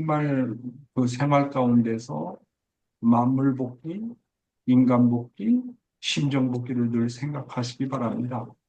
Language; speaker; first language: Korean; native; Korean